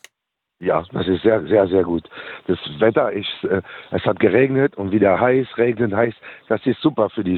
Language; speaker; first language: German; non-native, learner; French